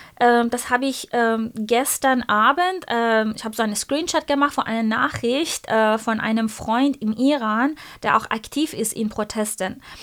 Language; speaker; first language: German; non-native, fluent; Persian